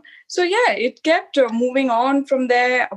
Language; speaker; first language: English; non-native, local second language; Hindi